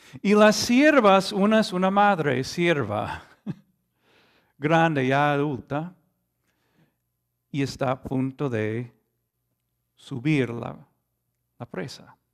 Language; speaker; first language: Spanish; non-native, fluent; English